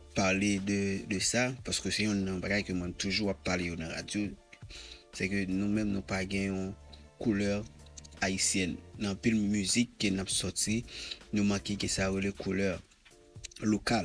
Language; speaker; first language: Haitian Creole; native; Haitian Creole